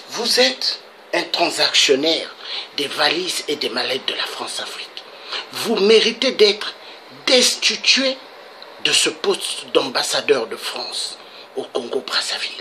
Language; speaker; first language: French; non-native, local second language; Kongo